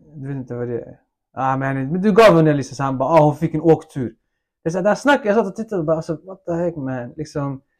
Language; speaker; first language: Swedish; native; Swedish